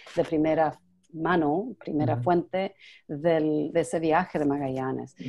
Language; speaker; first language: Spanish; non-native, fluent; English